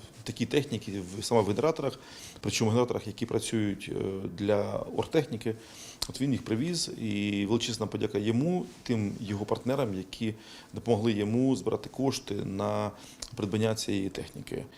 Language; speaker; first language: Ukrainian; native; Ukrainian